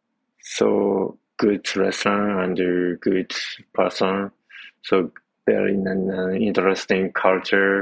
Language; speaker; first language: English; non-native, learner; Japanese